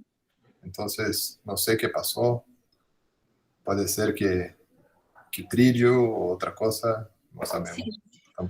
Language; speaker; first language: Spanish; non-native, fluent; Portuguese